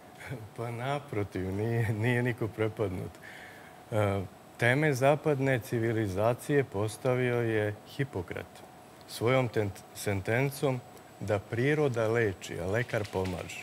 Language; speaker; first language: Serbian; native; Serbian